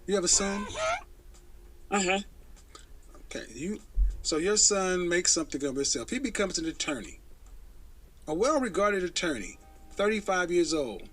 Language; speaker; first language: English; native; English